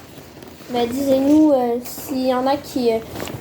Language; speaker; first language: French; native; French